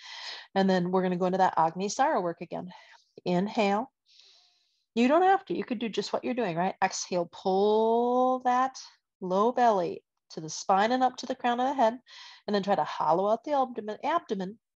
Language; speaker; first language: English; native; English